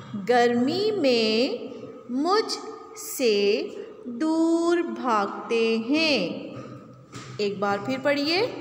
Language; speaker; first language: Urdu; native; Urdu